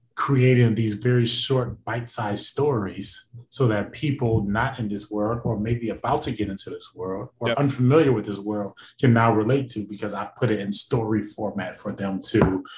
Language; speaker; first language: English; native; English